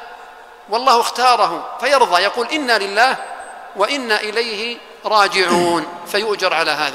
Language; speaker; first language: Arabic; native; Arabic